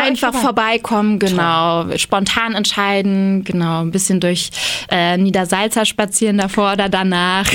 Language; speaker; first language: German; native; German